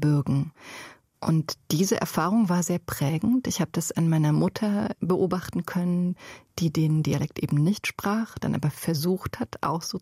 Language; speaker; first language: German; native; German